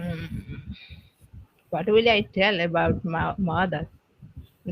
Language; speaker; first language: English; non-native, learner; Odia